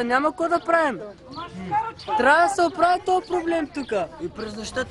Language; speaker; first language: Bulgarian; non-native, local second language; Turkish